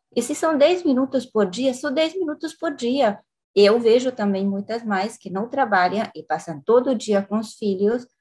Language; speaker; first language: Portuguese; non-native, fluent; French